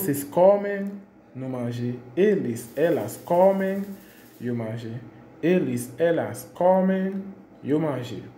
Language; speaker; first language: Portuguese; non-native, fluent; Haitian Creole